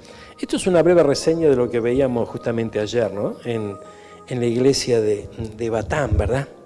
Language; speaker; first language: Spanish; native; Spanish